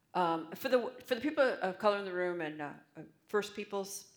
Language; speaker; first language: English; native; English